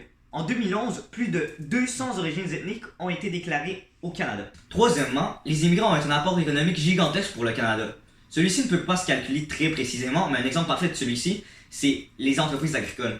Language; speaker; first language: French; native; French